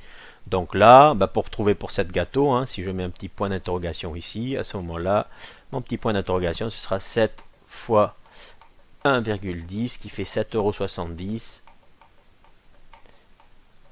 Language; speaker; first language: French; native; French